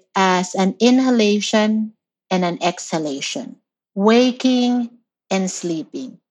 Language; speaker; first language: English; non-native, local second language; Filipino